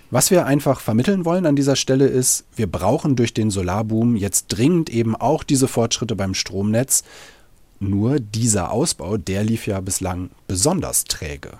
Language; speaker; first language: German; native; German